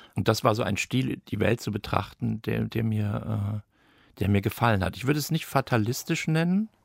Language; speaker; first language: German; native; German